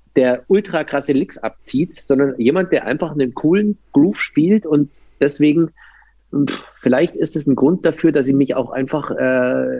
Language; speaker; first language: German; native; German